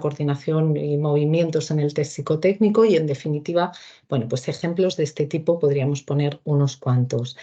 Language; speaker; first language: Spanish; native; Spanish